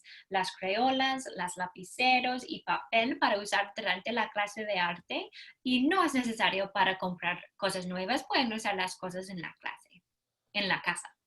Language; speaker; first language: Spanish; non-native, fluent; English